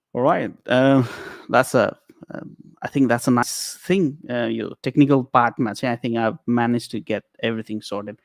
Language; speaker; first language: English; non-native, local second language; Nepali